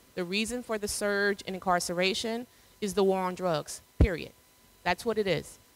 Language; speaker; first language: English; native; English